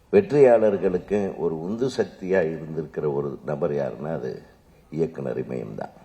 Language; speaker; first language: Tamil; native; Tamil